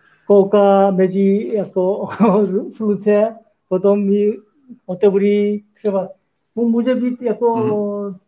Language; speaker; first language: Czech; non-native, learner; Korean